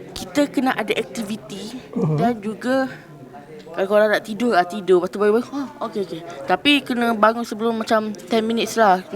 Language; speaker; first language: Malay; native; Malay